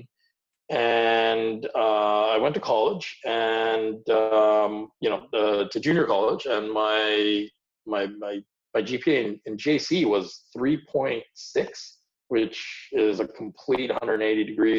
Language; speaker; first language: English; early bilingual, other home language; Hindi